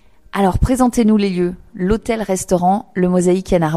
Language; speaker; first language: French; native; French